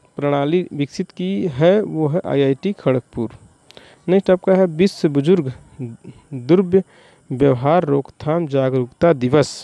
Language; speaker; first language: Hindi; native; Hindi